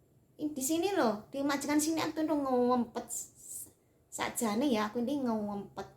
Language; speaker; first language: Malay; non-native, local second language; Javanese